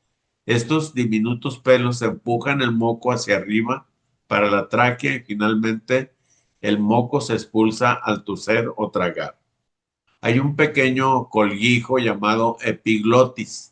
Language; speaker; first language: Spanish; native; Spanish